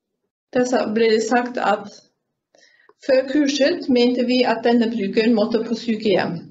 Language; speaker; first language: Norwegian; non-native, fluent; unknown